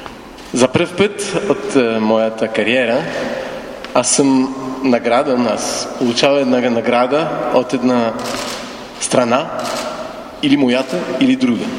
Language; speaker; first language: Bulgarian; non-native, fluent; French